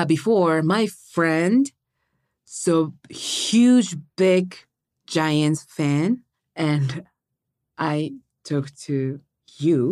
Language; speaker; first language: English; non-native, learner; Japanese